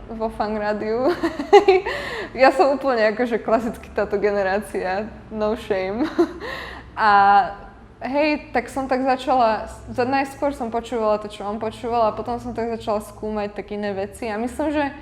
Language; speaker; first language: Slovak; non-native, local second language; Hungarian